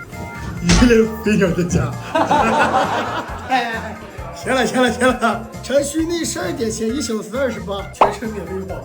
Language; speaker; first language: Chinese; native; Chinese